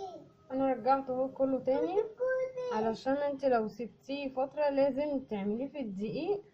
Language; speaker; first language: Arabic; native; Arabic